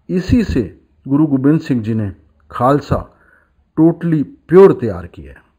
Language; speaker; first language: Hindi; non-native, local second language; Punjabi